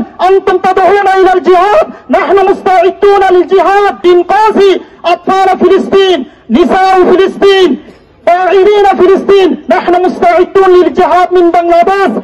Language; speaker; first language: Arabic; non-native, fluent; Bangla